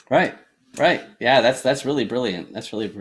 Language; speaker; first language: English; native; English